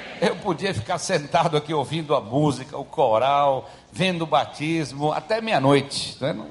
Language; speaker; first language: Portuguese; early bilingual, other home language; German